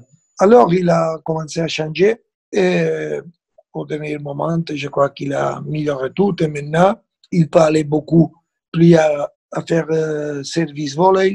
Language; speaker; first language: French; non-native, fluent; Spanish